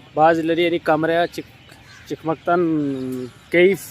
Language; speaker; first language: Turkish; non-native, fluent; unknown